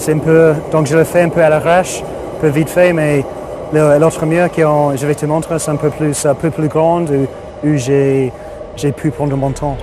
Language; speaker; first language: French; non-native, fluent; English